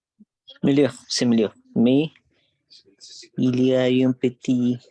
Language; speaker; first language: French; non-native, learner; Spanish